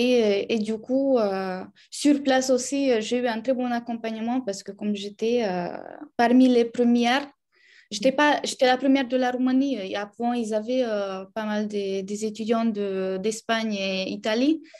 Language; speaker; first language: French; non-native, fluent; Romanian